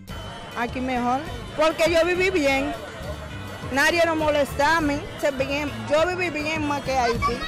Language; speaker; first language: Spanish; non-native, local second language; Haitian Creole